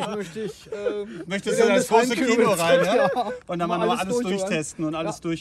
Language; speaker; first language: German; native; German